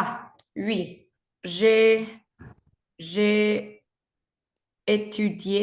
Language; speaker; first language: French; non-native, learner; Spanish